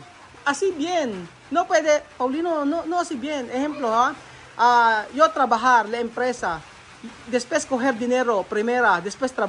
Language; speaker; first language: Spanish; non-native, learner; Filipino